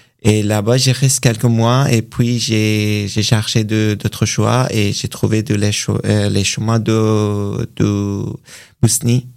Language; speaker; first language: French; non-native, learner; Persian